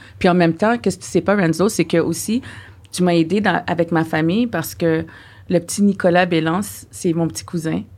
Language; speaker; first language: French; non-native, fluent; English